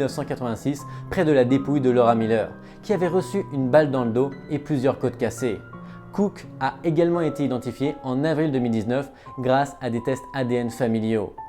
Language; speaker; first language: French; native; French